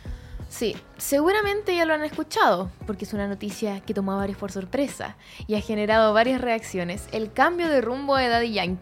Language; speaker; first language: Spanish; native; Spanish